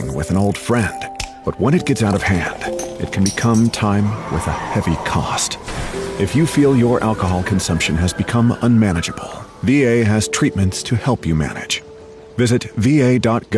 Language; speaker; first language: English; native; English